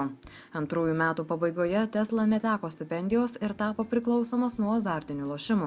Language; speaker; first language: Lithuanian; native; Lithuanian